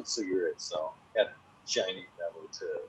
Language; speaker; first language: English; native; English